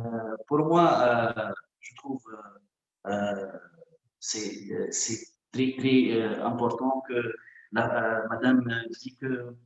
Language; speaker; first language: French; non-native, local second language; Arabic